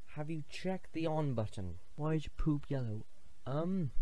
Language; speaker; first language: English; native; English